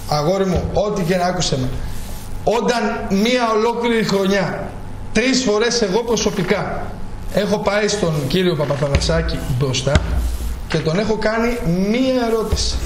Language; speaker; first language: Greek; native; Greek